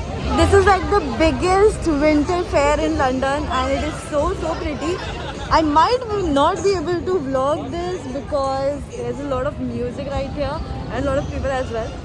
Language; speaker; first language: English; non-native, local second language; Hindi